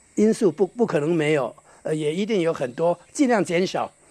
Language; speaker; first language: Chinese; non-native, local second language; Hakka Chinese